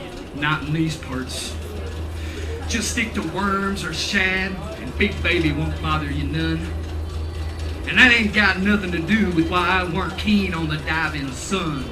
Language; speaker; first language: English; native; English